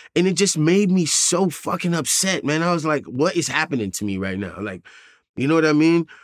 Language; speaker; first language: English; native; English